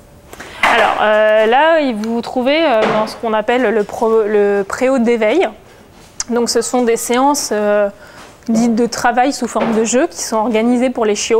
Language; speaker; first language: French; native; French